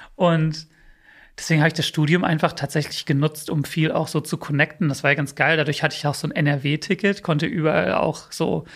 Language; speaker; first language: German; early bilingual, other home language; English